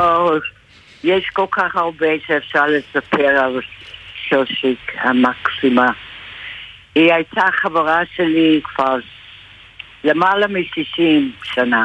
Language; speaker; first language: Hebrew; non-native, fluent; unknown